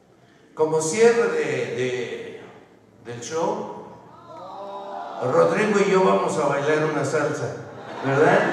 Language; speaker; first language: Spanish; native; Spanish